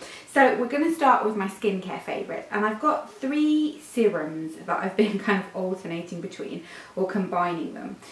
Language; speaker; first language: English; native; English